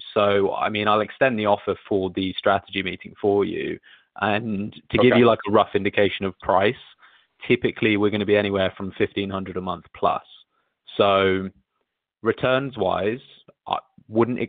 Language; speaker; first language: English; native; English